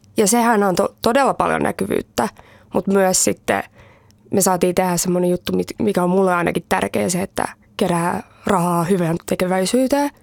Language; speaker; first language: Finnish; early bilingual, heritage; Finnish